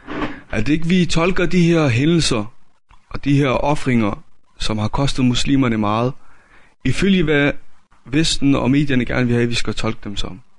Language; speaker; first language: Danish; native; Danish